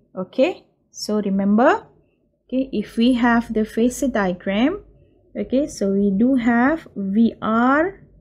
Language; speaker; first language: English; non-native, local second language; Malay